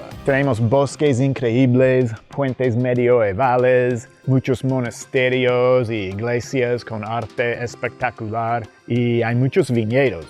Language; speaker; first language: Spanish; early bilingual, heritage; English